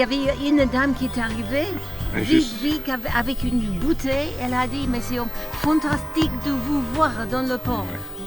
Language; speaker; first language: French; non-native, fluent; English